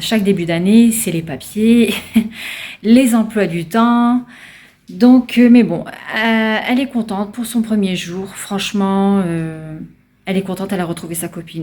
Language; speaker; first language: French; native; French